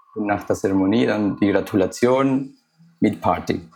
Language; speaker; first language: German; non-native, fluent; Spanish